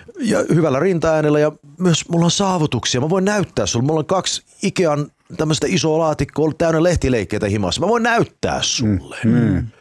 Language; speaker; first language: Finnish; early bilingual, heritage; Finnish